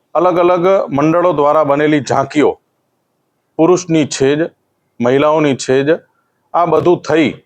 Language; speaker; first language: Gujarati; non-native, local second language; Sindhi